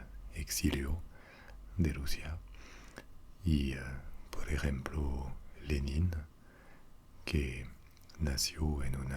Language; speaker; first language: Spanish; non-native, fluent; French